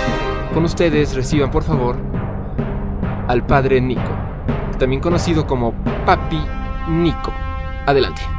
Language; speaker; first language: Spanish; native; Spanish